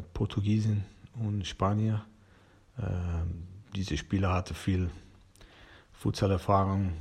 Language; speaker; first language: German; non-native, learner; Persian